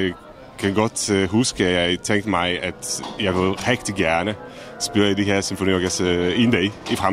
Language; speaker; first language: Danish; non-native, fluent; Czech